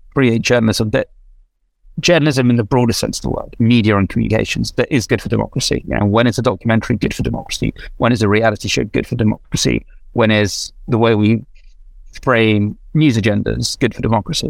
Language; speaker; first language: English; native; English